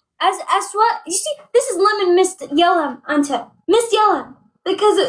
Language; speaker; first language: English; non-native, learner; Amharic